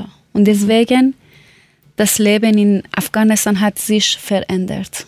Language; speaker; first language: German; non-native, learner; Persian